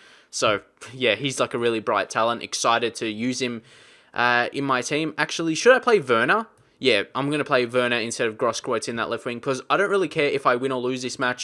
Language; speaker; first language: English; native; English